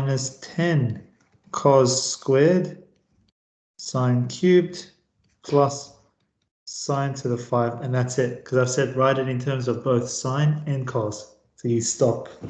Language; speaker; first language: English; native; English